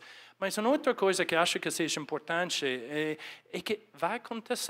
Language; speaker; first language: Portuguese; non-native, fluent; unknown